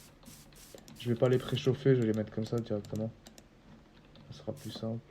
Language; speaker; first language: French; native; French